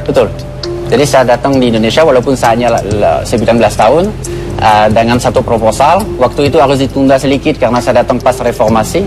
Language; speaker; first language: Indonesian; non-native, fluent; French